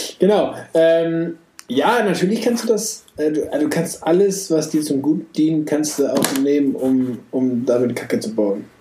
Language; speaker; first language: German; native; German